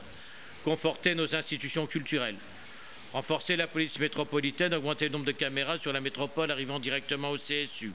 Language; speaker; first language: French; native; French